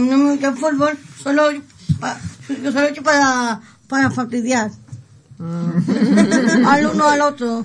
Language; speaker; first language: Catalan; non-native, learner; Spanish